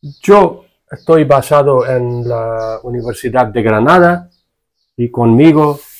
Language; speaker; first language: Spanish; non-native, fluent; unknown